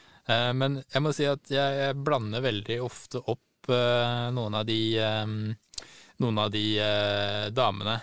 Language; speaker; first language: Norwegian; native; Norwegian